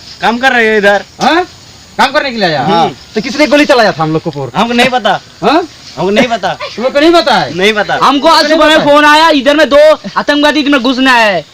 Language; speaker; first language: Hindi; non-native, local second language; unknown